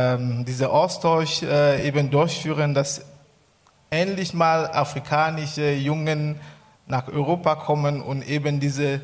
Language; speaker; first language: German; non-native, fluent; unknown